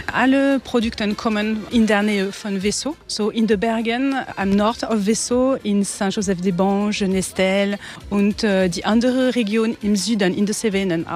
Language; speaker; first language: German; non-native, learner; French